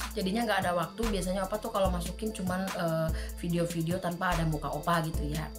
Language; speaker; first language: Indonesian; native; Indonesian